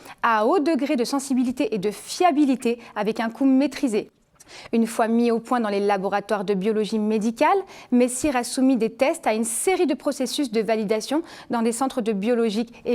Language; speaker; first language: French; native; French